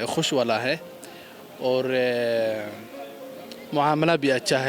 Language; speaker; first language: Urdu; non-native, learner; Somali